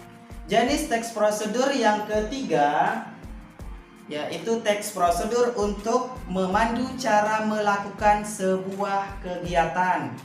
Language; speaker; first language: Indonesian; native; Indonesian